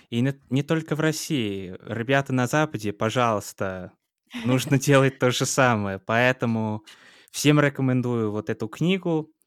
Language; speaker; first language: Russian; non-native, fluent; English